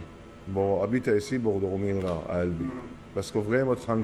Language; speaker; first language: French; non-native, learner; Arabic